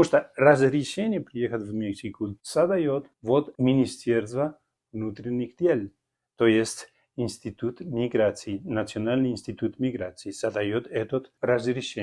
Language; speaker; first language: Russian; non-native, fluent; Spanish